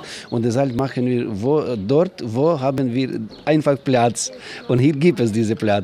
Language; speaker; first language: German; non-native, learner; Ukrainian